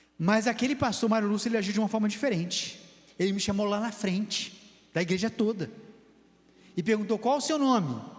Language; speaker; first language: Portuguese; native; Portuguese